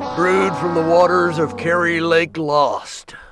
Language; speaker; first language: English; native; English